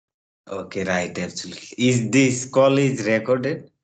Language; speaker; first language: English; non-native, learner; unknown